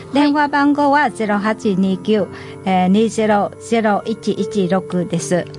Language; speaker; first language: Japanese; non-native, fluent; Vietnamese